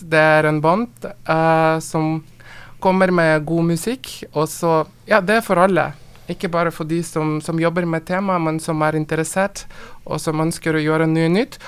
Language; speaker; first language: Norwegian; non-native, fluent; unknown